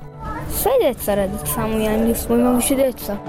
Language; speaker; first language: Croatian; non-native, learner; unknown